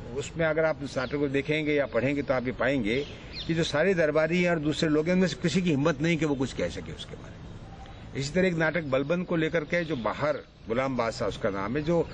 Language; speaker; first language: Hindi; native; Hindi